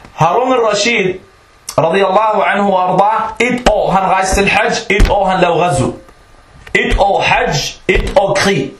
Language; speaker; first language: Danish; early bilingual, other home language; Arabic